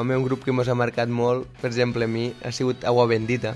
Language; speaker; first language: Catalan; native; Catalan